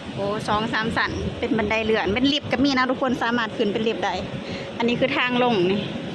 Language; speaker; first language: Thai; non-native, local second language; Northeastern Thai